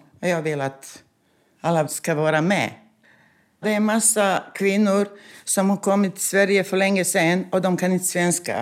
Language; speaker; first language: Swedish; non-native, fluent; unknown